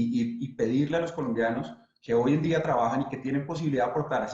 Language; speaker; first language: Spanish; native; Spanish